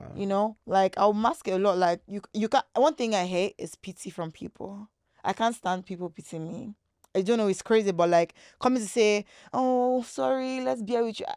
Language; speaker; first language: English; non-native, local second language; Igbo